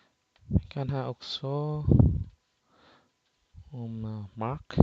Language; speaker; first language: Norwegian; non-native, fluent; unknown